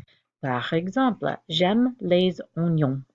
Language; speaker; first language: French; non-native, fluent; English